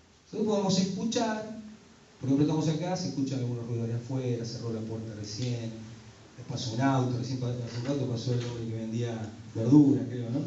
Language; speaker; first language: Spanish; native; Spanish